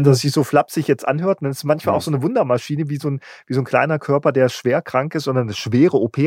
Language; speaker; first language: German; native; German